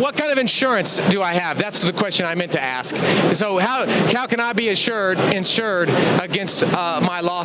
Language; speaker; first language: English; native; English